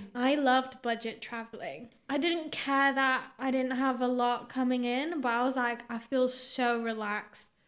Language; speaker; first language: English; early bilingual, other home language; Greek